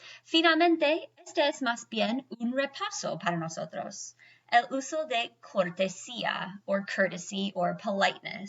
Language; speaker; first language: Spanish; non-native, fluent; English